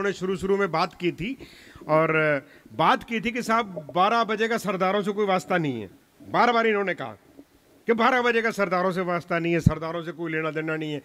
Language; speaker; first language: Hindi; non-native, local second language; Punjabi